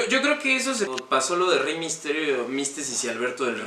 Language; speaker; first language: Spanish; native; Spanish